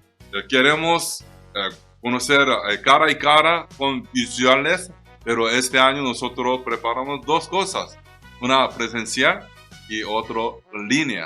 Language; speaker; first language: Spanish; non-native, learner; Korean